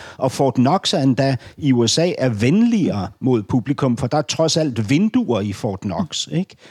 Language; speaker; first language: Danish; native; Danish